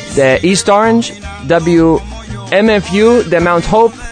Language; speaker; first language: Spanish; non-native, learner; English